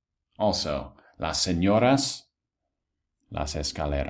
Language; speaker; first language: Spanish; non-native, fluent; English